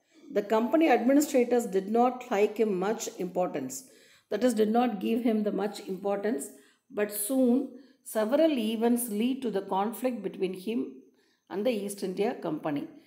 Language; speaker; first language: English; non-native, local second language; Tamil